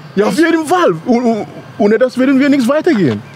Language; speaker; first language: German; non-native, learner; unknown